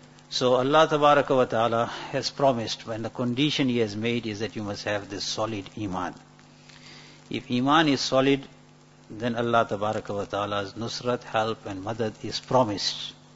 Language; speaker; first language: English; native; English